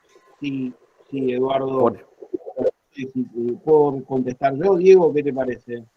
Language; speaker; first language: Spanish; native; Spanish